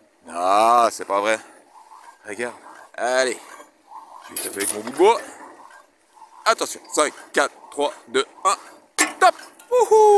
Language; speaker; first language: French; native; French